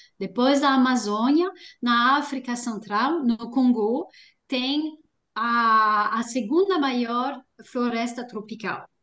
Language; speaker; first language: Portuguese; non-native, fluent; French